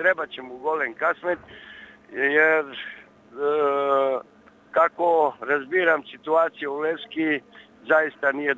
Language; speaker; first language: Bulgarian; non-native, learner; Serbian